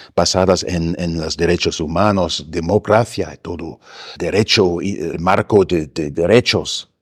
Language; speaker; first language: Spanish; non-native, fluent; German